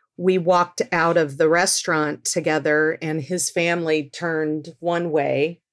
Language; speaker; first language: English; native; English